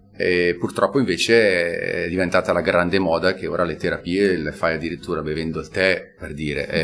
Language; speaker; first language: Italian; native; Italian